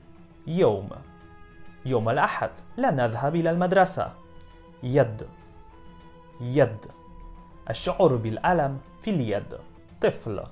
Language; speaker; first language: Arabic; non-native, fluent; Polish